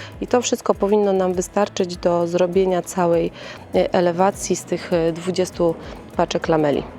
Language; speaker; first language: Polish; native; Polish